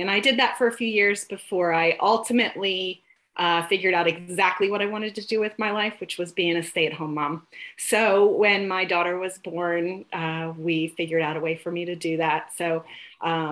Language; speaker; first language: English; native; English